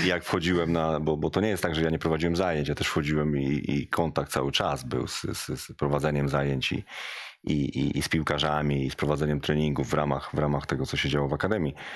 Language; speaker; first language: Polish; native; Polish